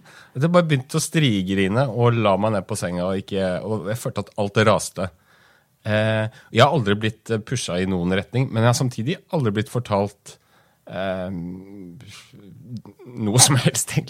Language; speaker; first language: Norwegian; native; Norwegian